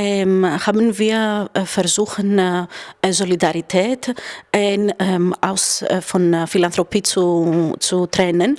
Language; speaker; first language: German; non-native, fluent; Greek